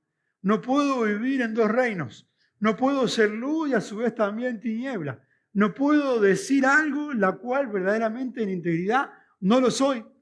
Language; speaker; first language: Spanish; native; Spanish